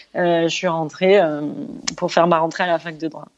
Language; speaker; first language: French; native; French